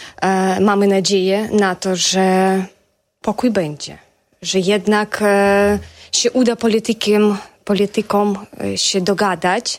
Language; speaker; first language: Polish; non-native, fluent; Russian